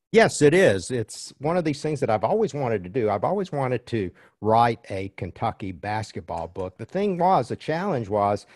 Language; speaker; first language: English; early bilingual, other home language; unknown